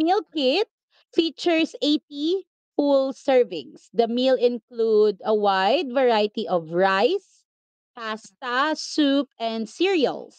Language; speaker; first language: English; non-native, local second language; Filipino